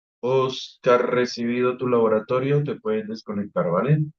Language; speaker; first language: Spanish; native; Spanish